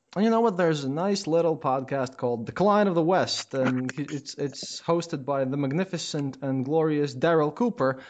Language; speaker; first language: English; non-native, fluent; Latvian